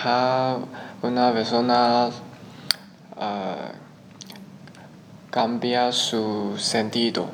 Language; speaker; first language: Spanish; non-native, learner; Chinese